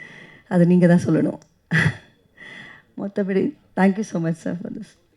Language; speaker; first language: Tamil; non-native, local second language; Kannada